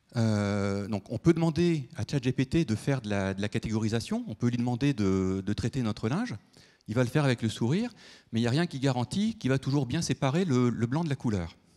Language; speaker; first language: French; native; French